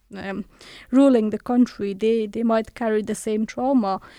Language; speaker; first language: English; non-native, fluent; Persian